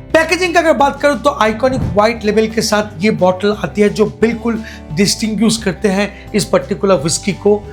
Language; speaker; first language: Hindi; non-native, local second language; Bangla